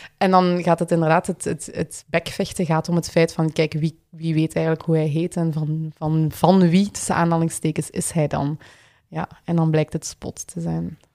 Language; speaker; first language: Dutch; native; Dutch